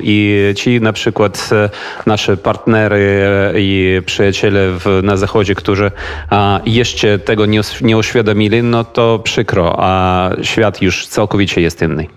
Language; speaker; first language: Polish; non-native, fluent; Ukrainian